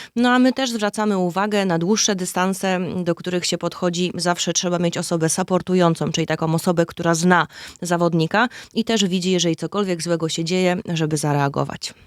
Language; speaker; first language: Polish; native; Polish